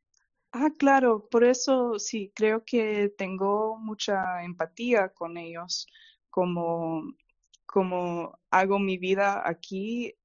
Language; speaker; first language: Spanish; non-native, fluent; English